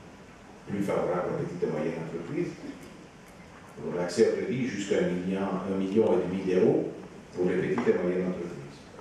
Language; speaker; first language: French; non-native, fluent; Italian